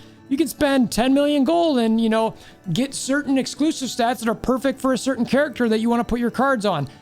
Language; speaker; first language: English; native; English